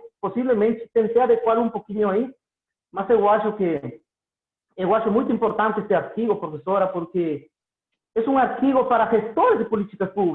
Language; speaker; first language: Portuguese; non-native, learner; Spanish